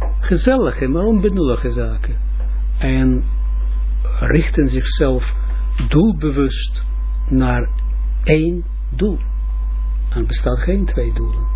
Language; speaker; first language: Dutch; non-native, fluent; Russian